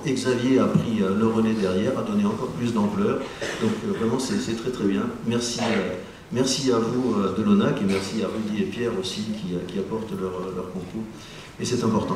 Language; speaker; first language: French; native; French